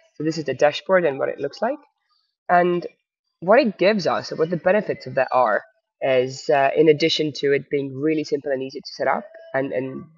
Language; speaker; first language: English; non-native, fluent; Estonian